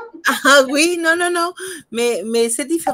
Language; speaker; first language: French; non-native, fluent; Spanish